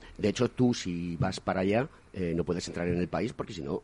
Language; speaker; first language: Spanish; native; Spanish